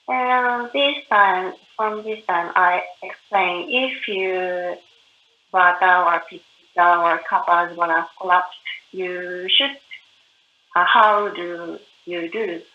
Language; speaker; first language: English; non-native, learner; Japanese